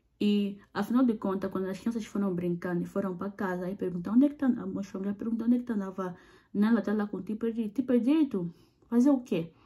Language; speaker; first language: Portuguese; native; Portuguese